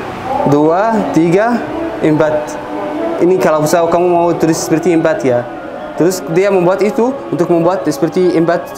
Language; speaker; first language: Indonesian; non-native, learner; Arabic